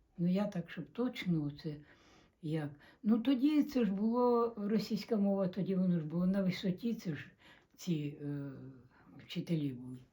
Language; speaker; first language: Ukrainian; native; Ukrainian